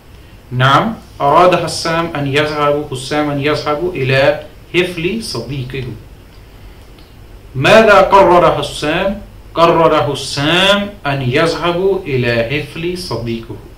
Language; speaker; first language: Arabic; non-native, fluent; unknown